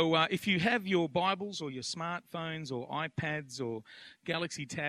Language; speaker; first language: English; native; English